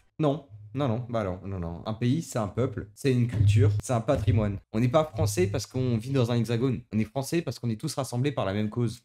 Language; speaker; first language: French; native; French